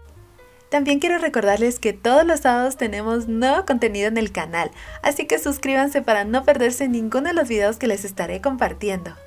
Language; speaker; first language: Spanish; native; Spanish